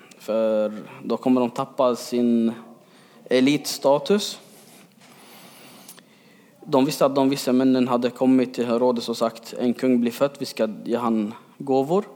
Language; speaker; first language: Swedish; early bilingual, other home language; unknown